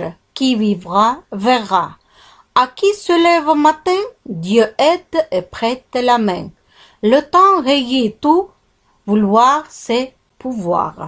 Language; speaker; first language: French; non-native, fluent; Kazakh